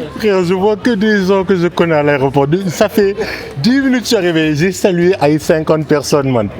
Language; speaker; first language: French; non-native, local second language; Wolof